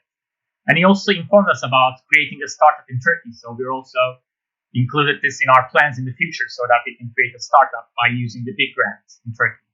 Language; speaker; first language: English; non-native, fluent; Turkish